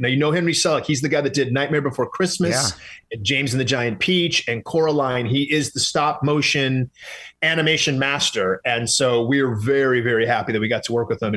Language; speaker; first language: English; native; English